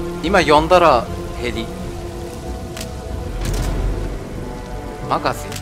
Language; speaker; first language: Japanese; non-native, learner; German